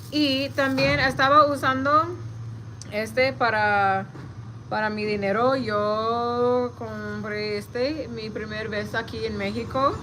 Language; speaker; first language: Spanish; non-native, learner; English